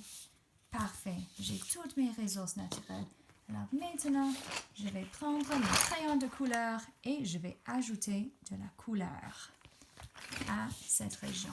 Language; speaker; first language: French; non-native, fluent; English